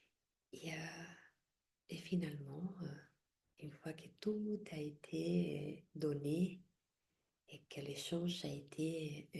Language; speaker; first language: French; non-native, fluent; Spanish